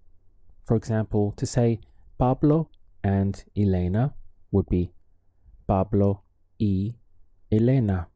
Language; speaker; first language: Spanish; non-native, fluent; English